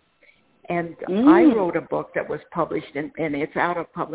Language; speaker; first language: English; non-native, fluent; Spanish